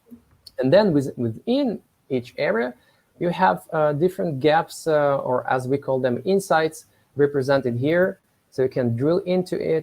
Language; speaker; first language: English; non-native, fluent; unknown